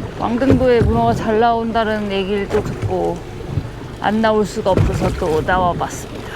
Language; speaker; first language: Korean; native; Korean